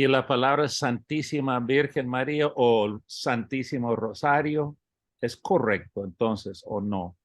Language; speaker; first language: Spanish; early bilingual, heritage; English